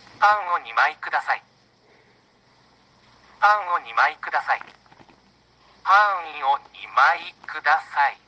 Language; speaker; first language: Japanese; non-native, learner; English